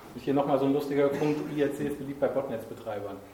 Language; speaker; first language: German; native; German